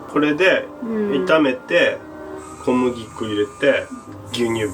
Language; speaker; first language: Japanese; native; Japanese